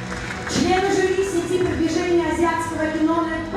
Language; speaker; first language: Russian; native; Russian